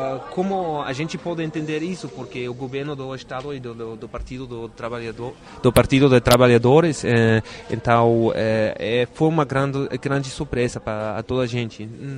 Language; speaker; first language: Portuguese; non-native, fluent; German